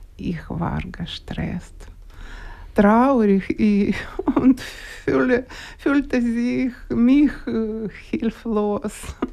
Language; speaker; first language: German; non-native, learner; Russian